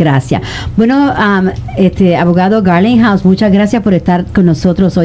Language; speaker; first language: Spanish; native; Spanish